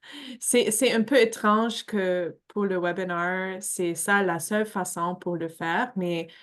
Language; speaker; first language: French; non-native, fluent; English